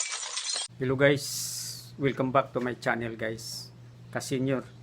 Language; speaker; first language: English; non-native, local second language; Filipino